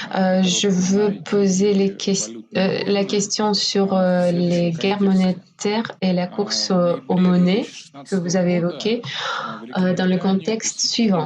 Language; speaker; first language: French; non-native, fluent; Russian